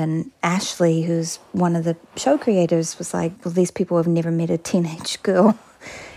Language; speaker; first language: English; native; English